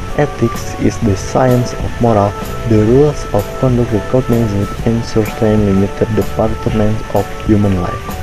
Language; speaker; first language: English; non-native, learner; Indonesian